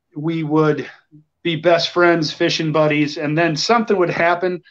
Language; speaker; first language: English; native; English